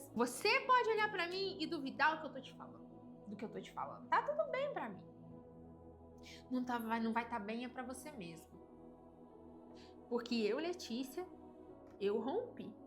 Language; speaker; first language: Portuguese; native; Portuguese